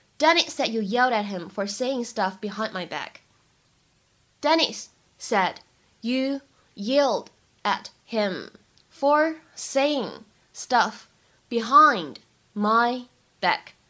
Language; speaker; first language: English; non-native, fluent; Chinese